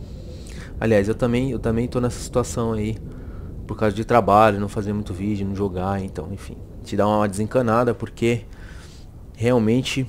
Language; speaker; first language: Portuguese; native; Portuguese